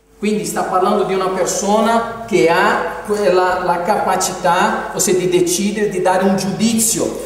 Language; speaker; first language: Italian; non-native, fluent; Portuguese